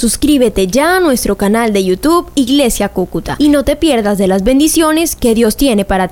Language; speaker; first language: Spanish; native; Spanish